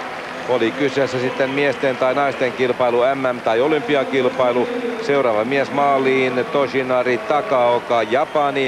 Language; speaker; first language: Finnish; native; Finnish